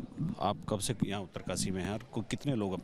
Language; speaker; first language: Hindi; native; Hindi